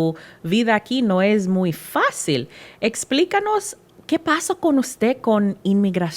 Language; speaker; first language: Spanish; non-native, learner; English